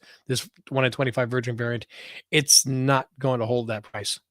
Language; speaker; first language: English; native; English